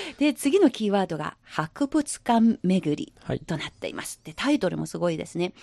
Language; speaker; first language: Japanese; non-native, fluent; Chinese